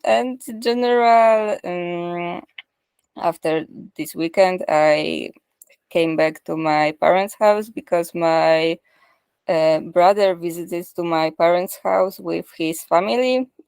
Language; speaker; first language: English; non-native, learner; Polish